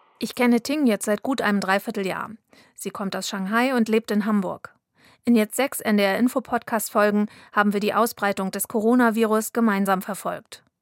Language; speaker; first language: German; native; German